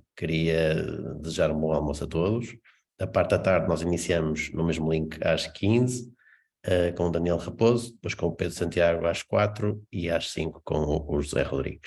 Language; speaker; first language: Portuguese; native; Portuguese